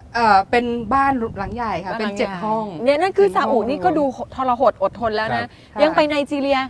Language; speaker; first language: Thai; native; Thai